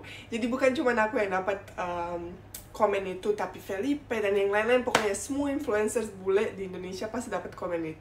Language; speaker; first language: Indonesian; non-native, fluent; Bosnian